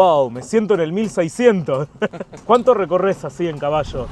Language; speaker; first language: Spanish; native; Spanish